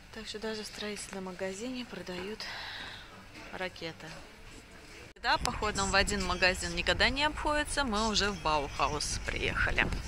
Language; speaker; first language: Russian; native; Russian